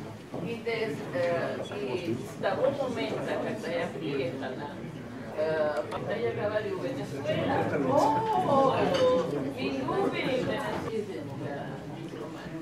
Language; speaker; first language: Russian; non-native, learner; Spanish